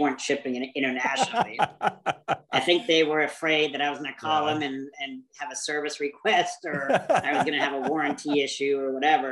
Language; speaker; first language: English; native; English